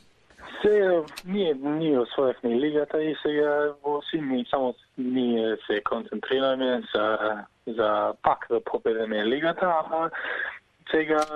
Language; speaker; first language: Macedonian; early bilingual, heritage; Macedonian